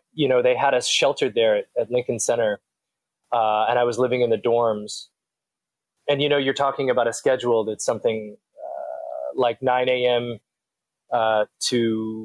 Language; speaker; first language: English; native; English